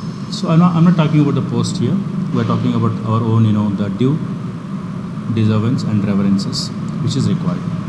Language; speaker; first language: English; non-native, local second language; Telugu